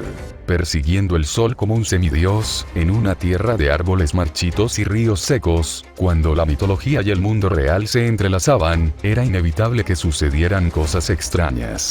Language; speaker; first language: Spanish; native; Spanish